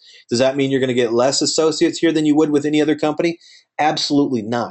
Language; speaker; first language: English; native; English